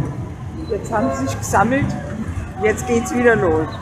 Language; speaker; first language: German; native; German